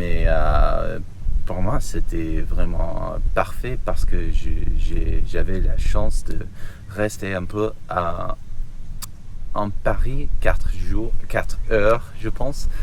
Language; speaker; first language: French; non-native, learner; English